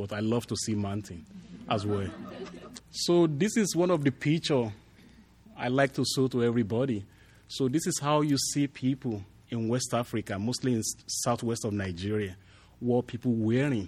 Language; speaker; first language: English; non-native, local second language; Yoruba